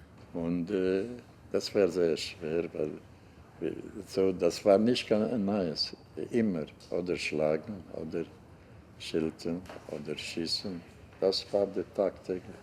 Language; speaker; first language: German; non-native, learner; Hungarian